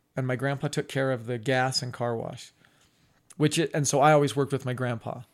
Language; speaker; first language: English; native; English